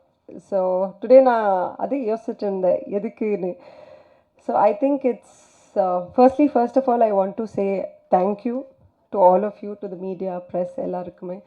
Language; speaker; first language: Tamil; non-native, fluent; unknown